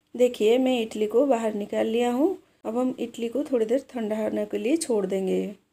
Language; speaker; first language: Hindi; native; Hindi